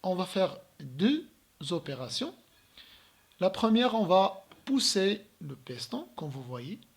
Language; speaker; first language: French; non-native, local second language; Arabic